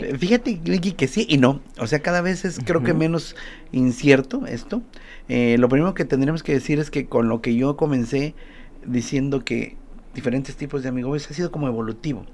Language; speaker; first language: Spanish; native; Spanish